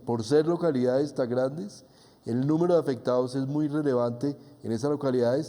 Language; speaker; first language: Spanish; native; Spanish